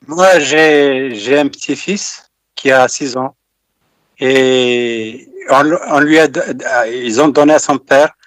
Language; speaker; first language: French; non-native, local second language; Arabic